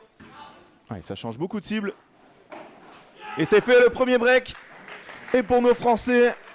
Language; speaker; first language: French; native; French